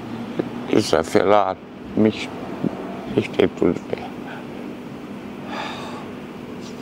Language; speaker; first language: German; non-native, learner; Romanian